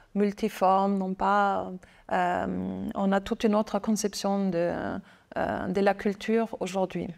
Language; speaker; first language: French; non-native, fluent; German